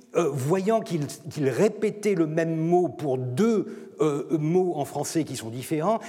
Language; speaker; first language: French; non-native, fluent; Turkish